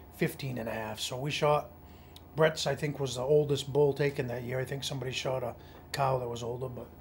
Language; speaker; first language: English; native; English